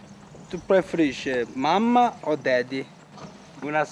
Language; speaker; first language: Italian; non-native, learner; Korean